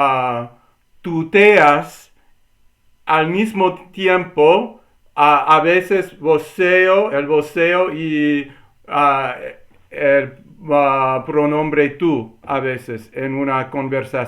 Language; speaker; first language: Spanish; non-native, learner; English